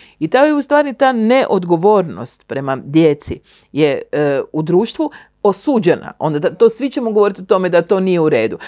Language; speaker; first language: Croatian; native; Croatian